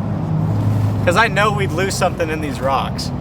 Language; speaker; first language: English; native; English